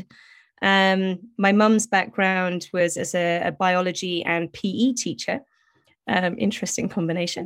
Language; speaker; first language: English; native; English